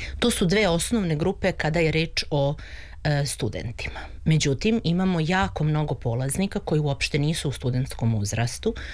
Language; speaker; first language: Serbian; native; Serbian